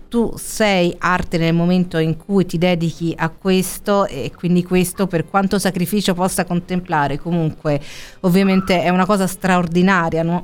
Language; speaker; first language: Italian; native; Italian